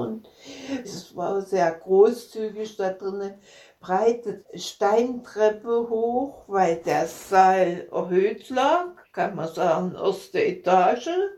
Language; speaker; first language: German; native; German